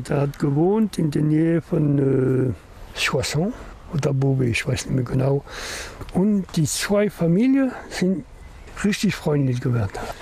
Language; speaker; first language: German; non-native, learner; French